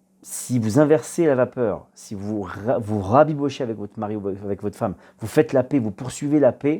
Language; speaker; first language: French; native; French